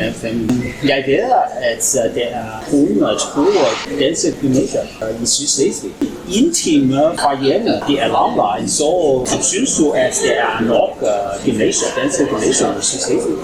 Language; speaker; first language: Danish; non-native, learner; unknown